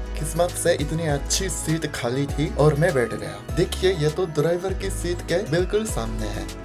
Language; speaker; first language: Hindi; non-native, fluent; Japanese